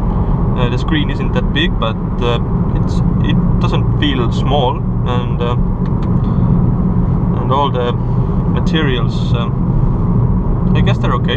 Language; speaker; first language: English; non-native, fluent; Estonian